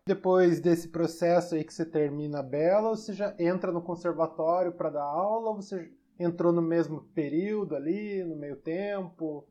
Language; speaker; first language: Portuguese; native; Portuguese